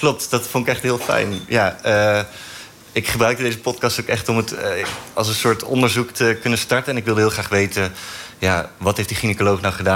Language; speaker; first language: Dutch; native; Dutch